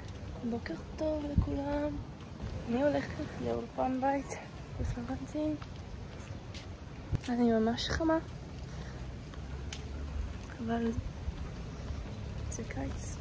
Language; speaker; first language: Hebrew; non-native, learner; English